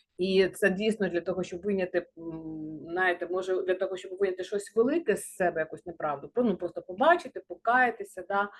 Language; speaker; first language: Ukrainian; non-native, local second language; Russian